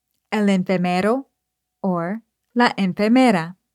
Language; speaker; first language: Spanish; non-native, fluent; English